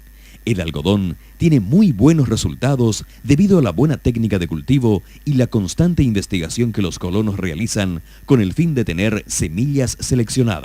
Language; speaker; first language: Spanish; native; Spanish